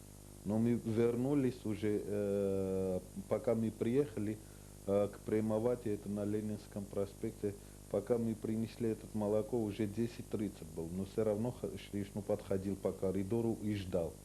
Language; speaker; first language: Russian; non-native, local second language; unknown